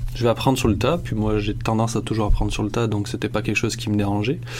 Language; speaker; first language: French; native; French